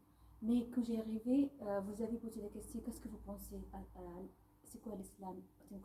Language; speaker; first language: French; non-native, learner; Arabic